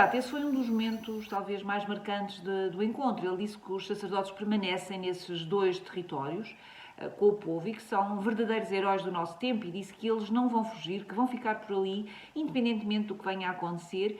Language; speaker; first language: Portuguese; native; Portuguese